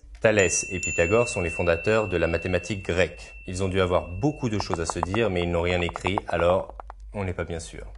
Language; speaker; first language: French; native; French